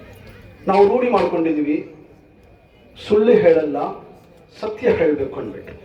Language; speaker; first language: Kannada; non-native, fluent; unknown